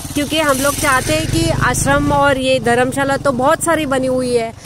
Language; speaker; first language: Hindi; non-native, local second language; Marathi